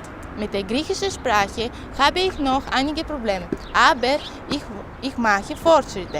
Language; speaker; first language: German; non-native, learner; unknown